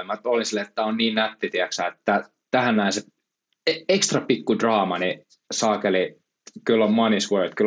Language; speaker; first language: Finnish; native; Finnish